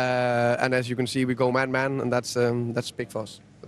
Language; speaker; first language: English; non-native, fluent; Danish